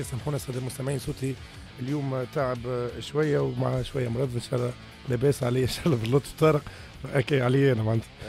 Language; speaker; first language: Arabic; native; Arabic